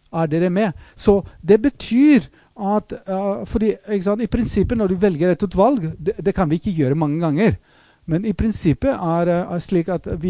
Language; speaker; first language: Norwegian; non-native, fluent; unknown